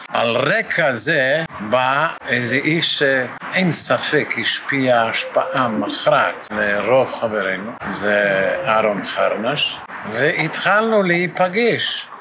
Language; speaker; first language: Hebrew; non-native, fluent; Portuguese